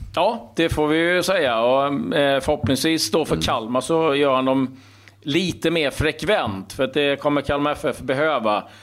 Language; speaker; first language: Swedish; native; Swedish